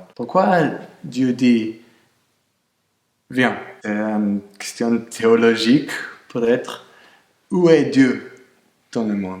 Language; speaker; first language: French; non-native, fluent; English